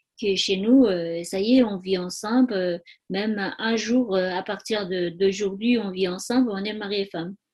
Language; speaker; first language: French; non-native, learner; Tibetan